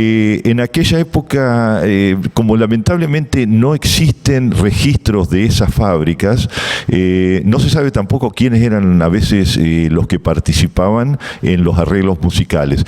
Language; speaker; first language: Spanish; native; Spanish